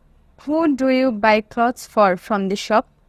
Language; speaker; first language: English; non-native, learner; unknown